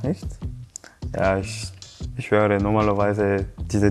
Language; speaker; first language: German; non-native, learner; Korean